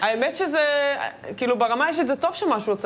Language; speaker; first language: Hebrew; native; Hebrew